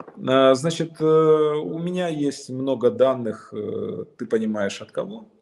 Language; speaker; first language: Russian; native; Russian